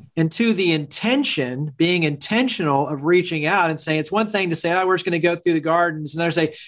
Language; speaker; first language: English; native; English